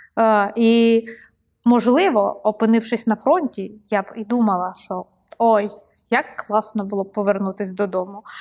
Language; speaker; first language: Ukrainian; non-native, local second language; Russian